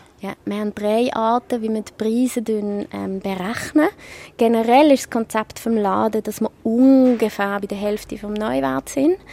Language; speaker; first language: German; native; German